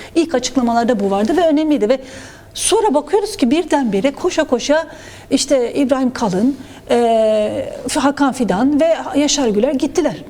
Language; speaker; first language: Turkish; non-native, local second language; Kurdish